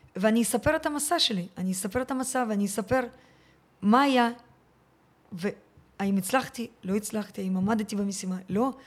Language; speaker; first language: Hebrew; early bilingual, other home language; Russian